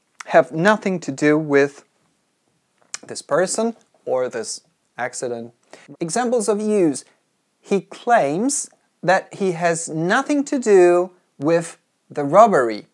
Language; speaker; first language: English; non-native, fluent; Polish